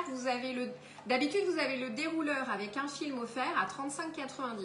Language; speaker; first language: French; native; French